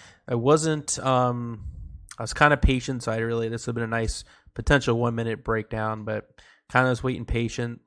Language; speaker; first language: English; native; English